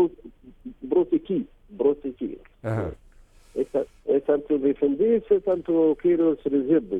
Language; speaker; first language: Greek; non-native, learner; Arabic